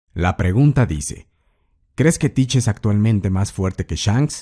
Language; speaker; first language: Spanish; native; Spanish